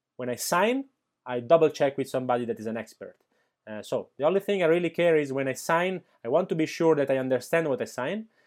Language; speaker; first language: English; non-native, fluent; Italian